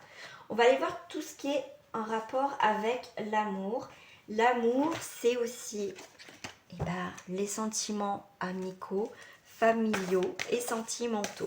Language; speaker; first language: French; native; French